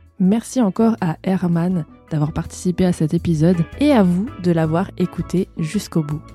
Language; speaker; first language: French; native; French